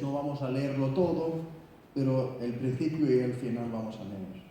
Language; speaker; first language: Spanish; non-native, fluent; Icelandic